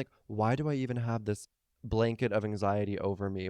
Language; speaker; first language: English; native; English